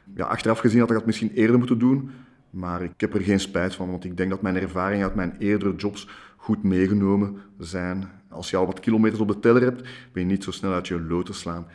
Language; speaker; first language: Dutch; non-native, local second language; French